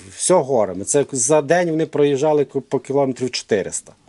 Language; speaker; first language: Ukrainian; native; Ukrainian